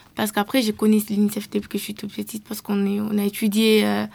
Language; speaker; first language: French; non-native, local second language; Lingala